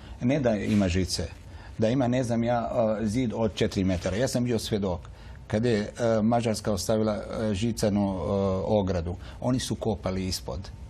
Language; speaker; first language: Bosnian; non-native, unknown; Arabic